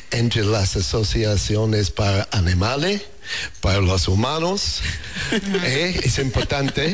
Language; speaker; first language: Spanish; non-native, learner; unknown